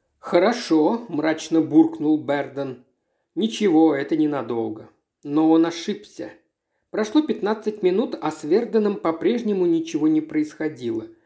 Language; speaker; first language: Russian; native; Russian